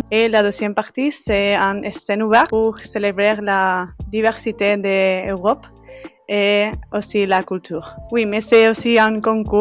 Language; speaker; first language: French; non-native, fluent; Spanish